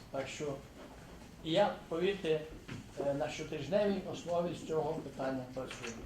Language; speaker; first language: Ukrainian; native; Ukrainian